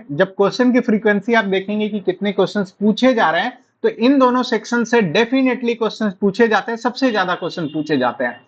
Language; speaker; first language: Hindi; native; Hindi